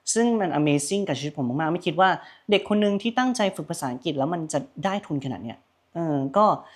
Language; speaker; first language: Thai; native; Thai